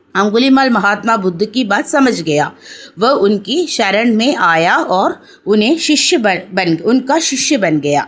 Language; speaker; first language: Hindi; non-native, local second language; Malayalam